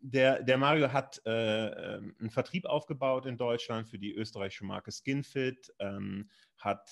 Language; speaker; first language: German; native; German